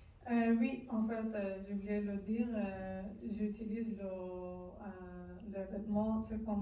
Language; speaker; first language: French; non-native, learner; Persian